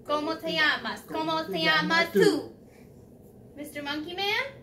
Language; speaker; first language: Spanish; non-native, learner; English